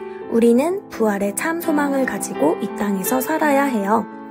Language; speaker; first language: Korean; native; Korean